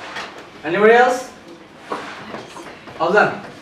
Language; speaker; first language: English; non-native, fluent; Bangla